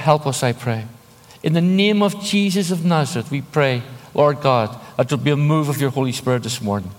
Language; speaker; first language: English; native; English